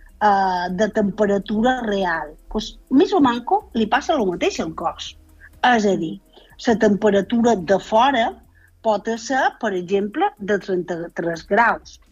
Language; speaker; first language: Catalan; native; Catalan